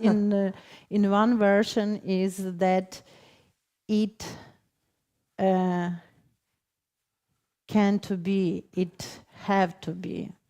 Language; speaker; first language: English; non-native, fluent; Ukrainian